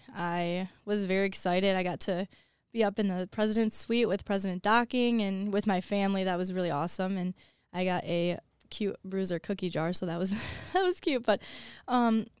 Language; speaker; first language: English; native; English